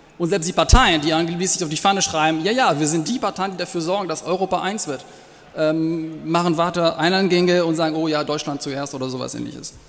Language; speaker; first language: German; non-native, fluent; French